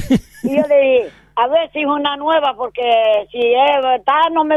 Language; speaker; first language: Spanish; native; Spanish